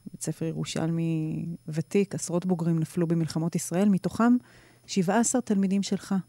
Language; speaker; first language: Hebrew; native; Hebrew